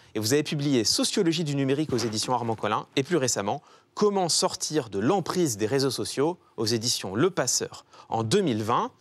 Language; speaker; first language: French; native; French